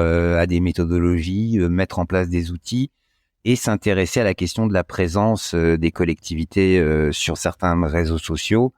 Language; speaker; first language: French; native; French